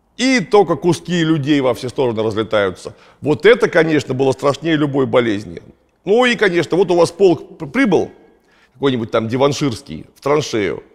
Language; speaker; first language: Russian; native; Russian